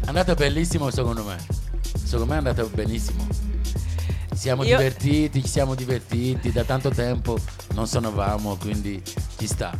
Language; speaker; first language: Italian; non-native, local second language; Wolof